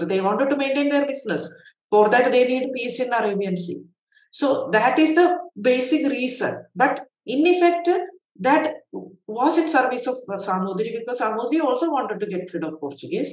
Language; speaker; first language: English; non-native, local second language; Malayalam